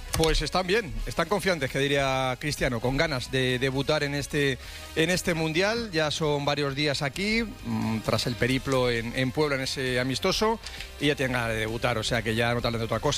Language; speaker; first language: Spanish; native; Spanish